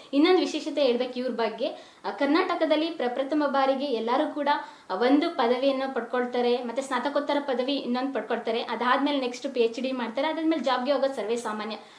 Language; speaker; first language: Kannada; native; Kannada